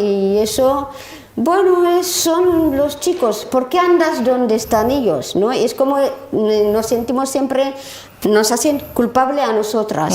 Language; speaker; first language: Spanish; non-native, learner; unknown